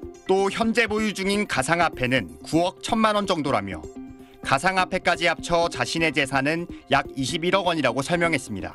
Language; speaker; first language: Korean; native; Korean